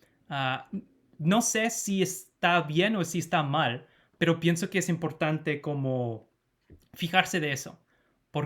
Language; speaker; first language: Spanish; non-native, fluent; English